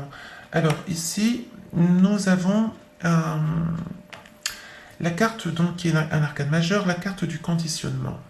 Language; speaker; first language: French; native; French